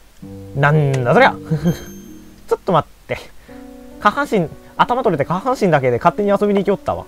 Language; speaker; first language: Japanese; native; Japanese